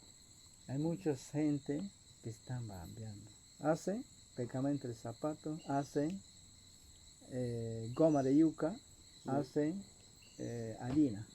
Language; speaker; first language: Spanish; non-native, local second language; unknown